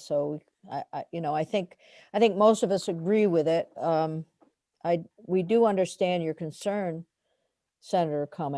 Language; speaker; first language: English; native; English